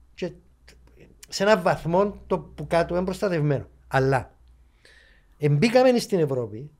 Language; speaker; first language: Greek; native; Greek